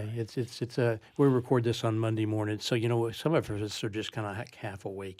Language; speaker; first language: English; native; English